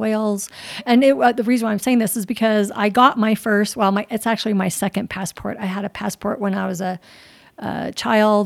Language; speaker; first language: English; native; English